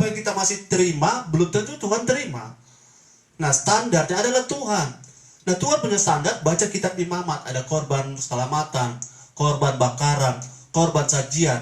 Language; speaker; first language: Indonesian; native; Indonesian